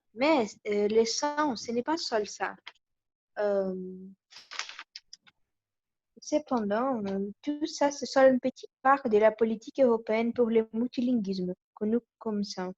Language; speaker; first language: French; non-native, learner; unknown